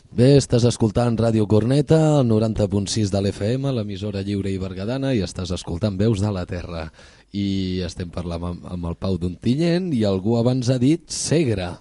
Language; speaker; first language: Catalan; native; Catalan